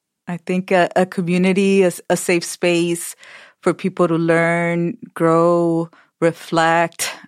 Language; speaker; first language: English; early bilingual, other home language; Spanish